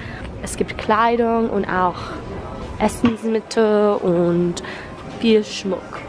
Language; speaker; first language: German; non-native, learner; English